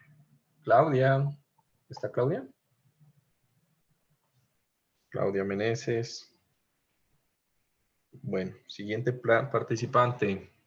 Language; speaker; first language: Spanish; native; Spanish